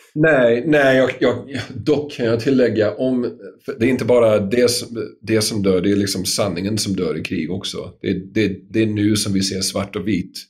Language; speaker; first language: Swedish; non-native, fluent; English